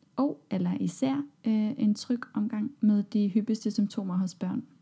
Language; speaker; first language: Danish; non-native, fluent; German